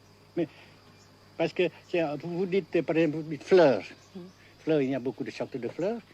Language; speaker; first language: French; non-native, fluent; Vietnamese